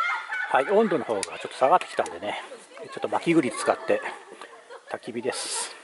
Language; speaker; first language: Japanese; native; Japanese